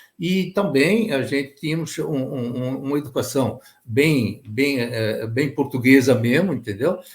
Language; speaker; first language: Portuguese; native; Portuguese